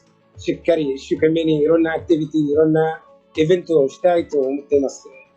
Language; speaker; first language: Japanese; non-native, learner; Arabic